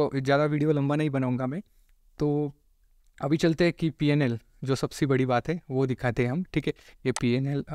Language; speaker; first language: Hindi; non-native, local second language; Marathi